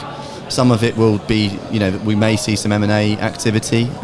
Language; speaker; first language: English; native; English